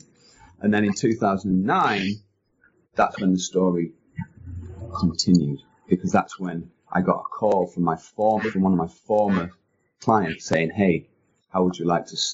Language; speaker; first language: English; native; English